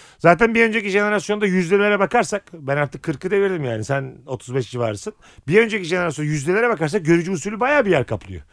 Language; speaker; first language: Turkish; native; Turkish